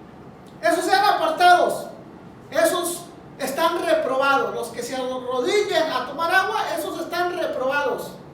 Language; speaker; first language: Spanish; native; Spanish